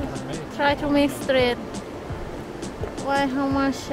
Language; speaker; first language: English; non-native, learner; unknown